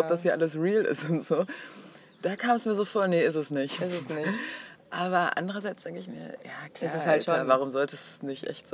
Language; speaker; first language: German; native; German